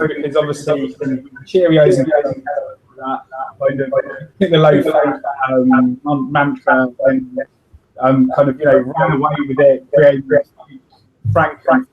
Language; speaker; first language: English; native; English